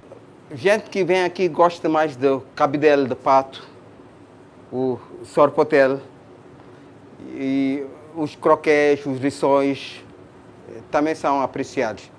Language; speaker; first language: Portuguese; non-native, fluent; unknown